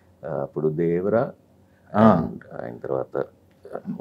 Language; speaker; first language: Telugu; non-native, learner; Malayalam